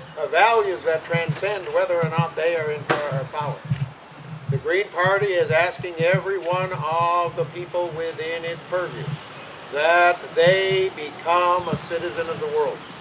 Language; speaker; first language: English; native; English